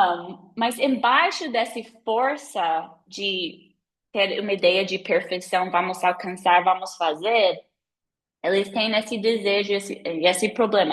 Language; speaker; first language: Portuguese; non-native, fluent; English